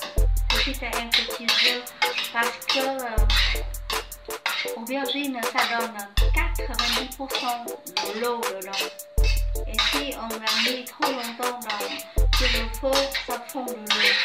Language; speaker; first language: French; non-native, fluent; Vietnamese